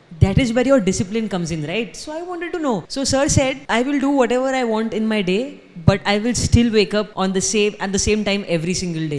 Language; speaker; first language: English; non-native, local second language; Hindi